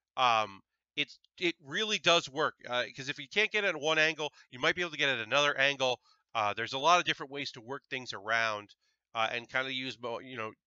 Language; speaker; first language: English; native; English